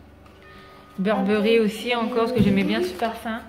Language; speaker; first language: French; native; French